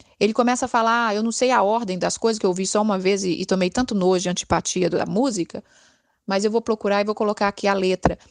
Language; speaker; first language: Portuguese; native; Portuguese